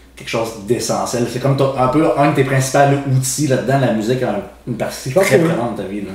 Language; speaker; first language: French; native; French